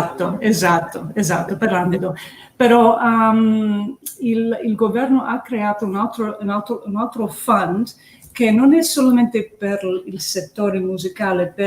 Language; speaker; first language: Italian; early bilingual, heritage; English